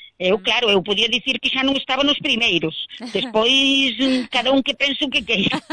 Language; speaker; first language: Galician; native; Galician